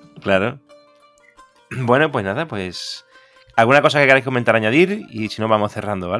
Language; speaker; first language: Spanish; native; Spanish